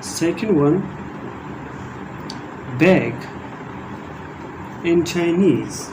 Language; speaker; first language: English; non-native, local second language; Urdu